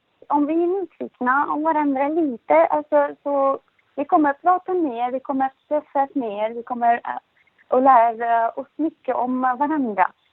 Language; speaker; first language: Swedish; non-native, learner; Arabic